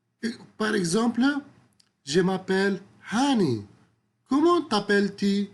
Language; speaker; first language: French; non-native, fluent; Arabic